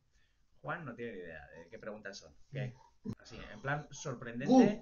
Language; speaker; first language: Spanish; native; Spanish